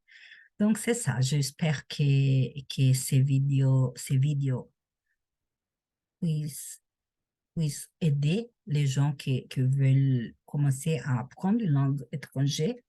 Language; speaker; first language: French; non-native, learner; Portuguese